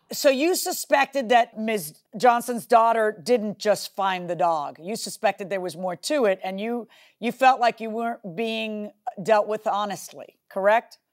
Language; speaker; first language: English; early bilingual, other home language; Spanish